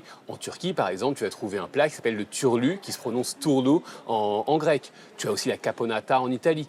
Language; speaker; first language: French; native; French